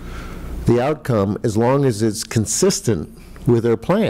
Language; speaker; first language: English; native; English